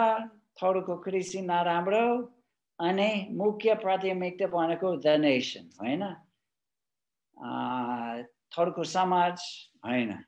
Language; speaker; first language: Nepali; non-native, fluent; English